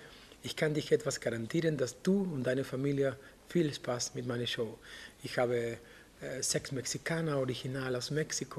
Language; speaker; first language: German; non-native, fluent; Spanish